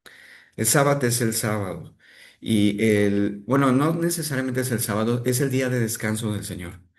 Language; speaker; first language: Spanish; native; Spanish